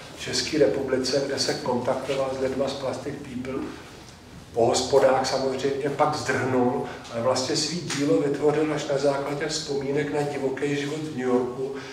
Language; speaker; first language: Czech; native; Czech